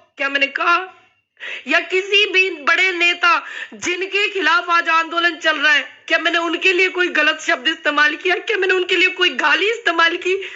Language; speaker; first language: Hindi; native; Hindi